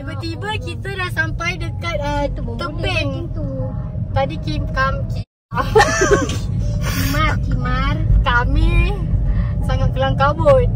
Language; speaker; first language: Malay; native; Malay